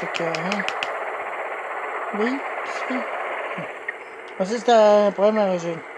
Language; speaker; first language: French; native; French